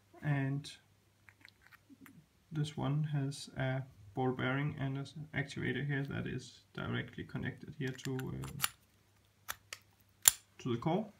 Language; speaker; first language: English; non-native, fluent; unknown